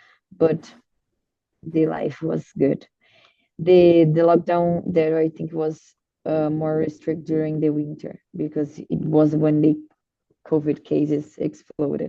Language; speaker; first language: English; non-native, learner; Portuguese